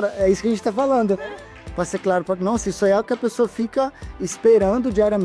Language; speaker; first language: Portuguese; native; Portuguese